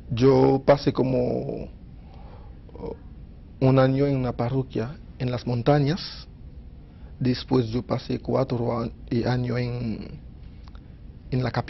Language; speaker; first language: Spanish; non-native, fluent; Haitian Creole